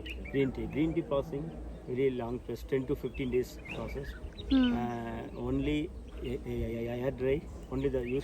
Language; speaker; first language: English; non-native, learner; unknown